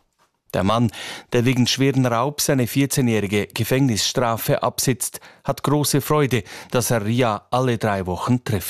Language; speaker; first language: German; native; German